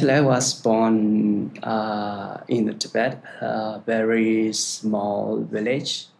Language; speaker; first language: English; non-native, learner; Tibetan